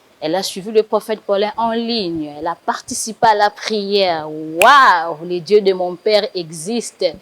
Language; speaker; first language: French; non-native, local second language; Lingala